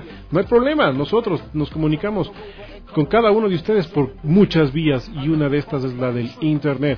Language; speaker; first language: Spanish; native; Spanish